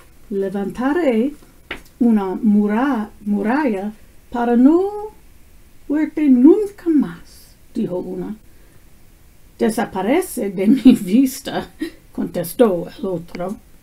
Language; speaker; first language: Spanish; non-native, learner; English